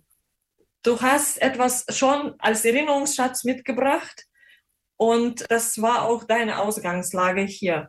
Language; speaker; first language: German; non-native, fluent; Russian